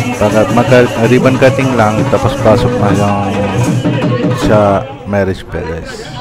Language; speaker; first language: Filipino; early bilingual, heritage; Filipino